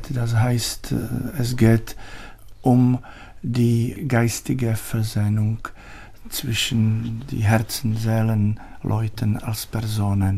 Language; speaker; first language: German; non-native, learner; Czech